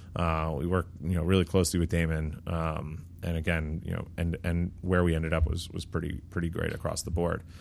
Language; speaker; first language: English; native; English